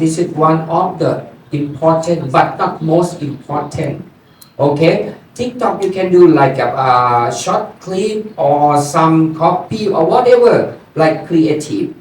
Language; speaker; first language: English; non-native, learner; Thai